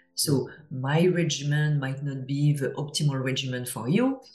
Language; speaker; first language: English; non-native, fluent; French